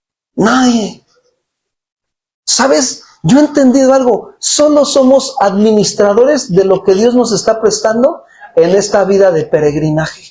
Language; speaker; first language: Spanish; native; Spanish